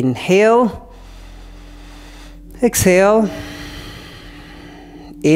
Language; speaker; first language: English; non-native, local second language; Hindi